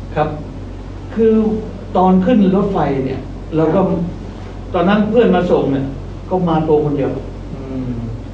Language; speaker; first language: Thai; native; Thai